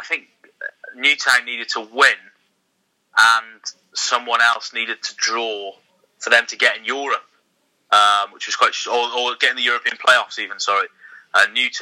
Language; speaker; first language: English; native; English